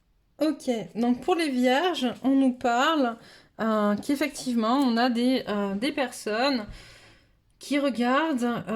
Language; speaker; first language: French; native; French